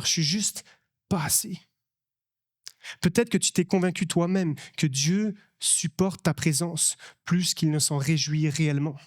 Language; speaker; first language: French; native; French